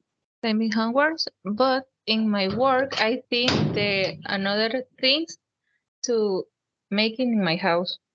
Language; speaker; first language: English; non-native, learner; Spanish